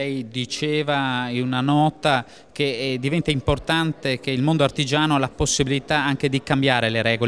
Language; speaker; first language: Italian; native; Italian